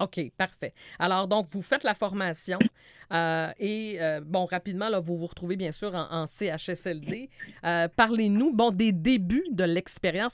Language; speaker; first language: French; native; French